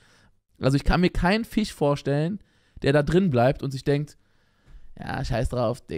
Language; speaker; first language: German; native; German